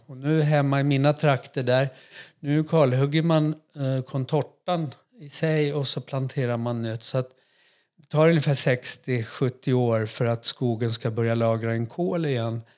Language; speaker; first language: Swedish; native; Swedish